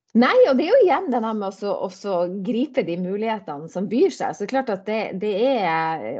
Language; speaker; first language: Norwegian; native; Norwegian